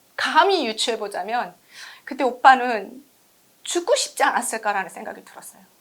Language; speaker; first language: Korean; native; Korean